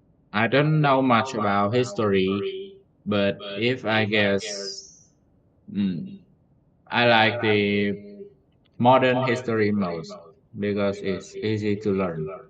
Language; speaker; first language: English; non-native, learner; Vietnamese